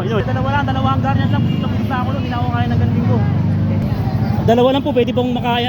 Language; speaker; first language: Filipino; native; Filipino